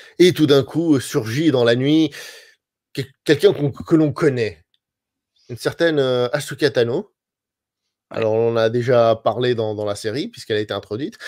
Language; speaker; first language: French; native; French